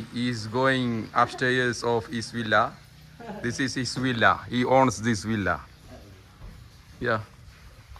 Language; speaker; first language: English; non-native, fluent; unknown